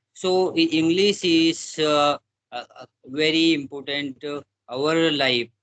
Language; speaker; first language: English; non-native, learner; Hindi